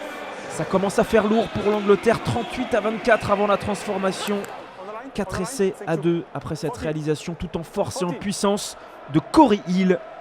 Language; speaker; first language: French; native; French